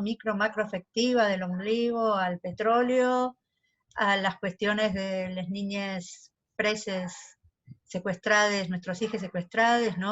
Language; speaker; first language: Spanish; native; Spanish